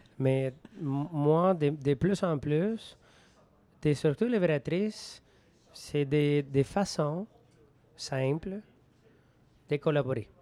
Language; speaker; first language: French; non-native, fluent; Spanish